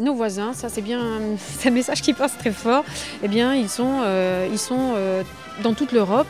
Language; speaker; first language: French; native; French